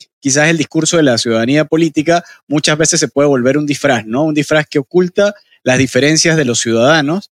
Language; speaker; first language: Spanish; native; Spanish